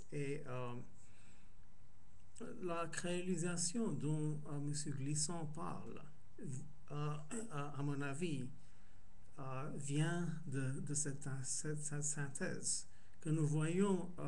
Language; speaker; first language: French; non-native, fluent; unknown